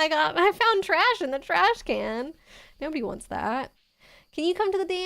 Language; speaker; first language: English; native; English